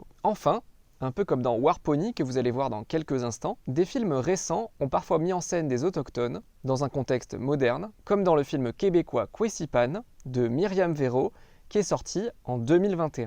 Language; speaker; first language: French; native; French